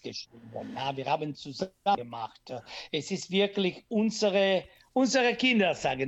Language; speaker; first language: German; non-native, learner; Italian